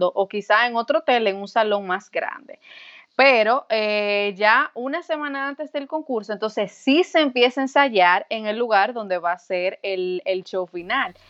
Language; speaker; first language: Spanish; native; Spanish